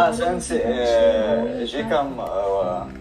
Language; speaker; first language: Japanese; non-native, learner; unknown